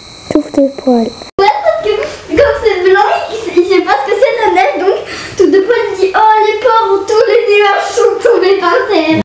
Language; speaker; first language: French; native; French